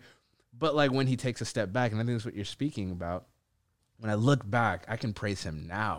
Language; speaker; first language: English; native; English